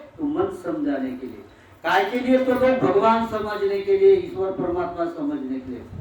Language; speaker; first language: Hindi; non-native, local second language; Marathi